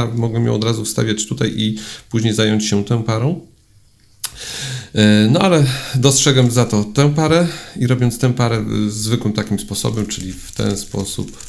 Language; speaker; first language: Polish; native; Polish